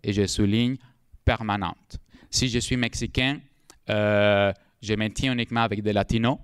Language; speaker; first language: French; non-native, fluent; Spanish